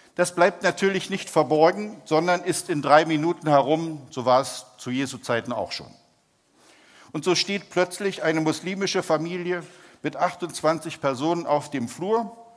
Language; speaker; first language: German; native; German